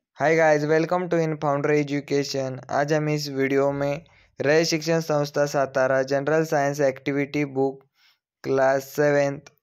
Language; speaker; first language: Hindi; non-native, local second language; Marathi